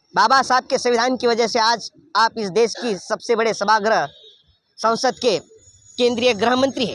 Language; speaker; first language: Hindi; non-native, local second language; Marathi